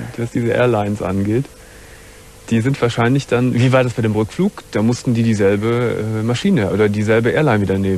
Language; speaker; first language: German; native; German